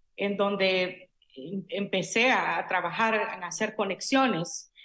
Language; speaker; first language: Spanish; native; Spanish